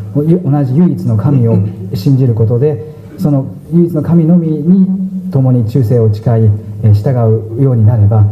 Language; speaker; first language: Japanese; native; Japanese